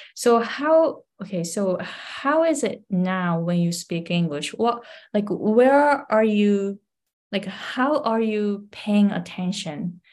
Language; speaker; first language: English; non-native, fluent; Japanese